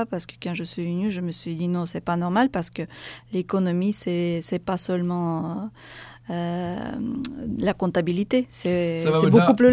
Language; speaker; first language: French; non-native, fluent; Russian